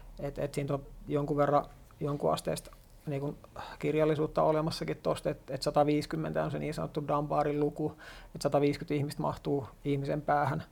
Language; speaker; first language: Finnish; native; Finnish